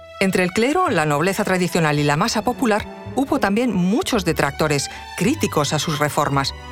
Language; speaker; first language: Spanish; native; Spanish